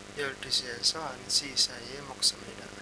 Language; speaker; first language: Korean; non-native, fluent; Indonesian